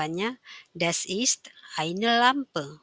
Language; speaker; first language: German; non-native, fluent; Indonesian